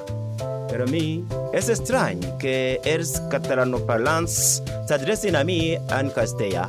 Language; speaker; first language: Catalan; non-native, learner; Kinyarwanda